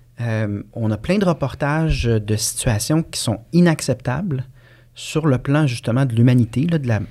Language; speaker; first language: French; native; French